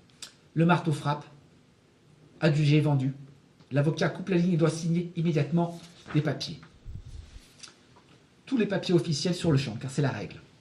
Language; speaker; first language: French; native; French